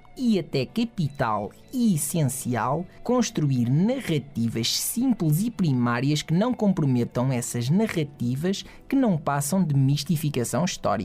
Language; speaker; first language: Portuguese; native; Portuguese